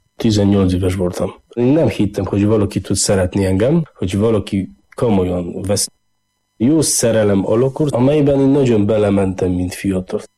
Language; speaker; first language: Hungarian; non-native, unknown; Polish